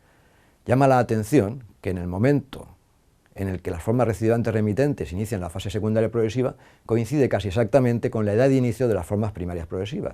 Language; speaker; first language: Spanish; native; Spanish